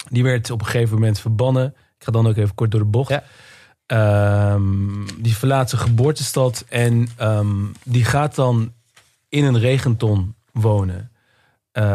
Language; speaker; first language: Dutch; native; Dutch